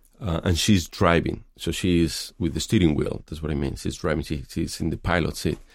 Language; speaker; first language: English; non-native, fluent; Spanish